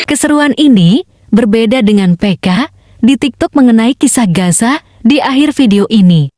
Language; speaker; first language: Indonesian; native; Indonesian